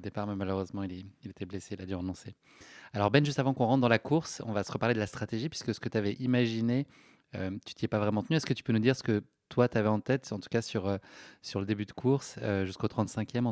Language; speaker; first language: French; native; French